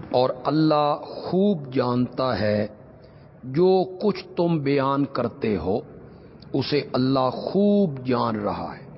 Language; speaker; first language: Urdu; non-native, local second language; Punjabi